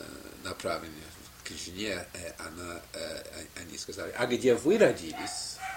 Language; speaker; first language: Russian; non-native, fluent; English